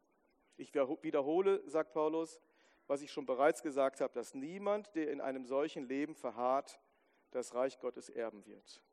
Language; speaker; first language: German; native; German